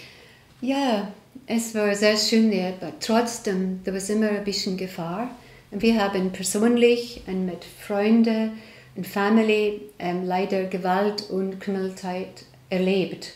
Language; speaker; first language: German; non-native, learner; English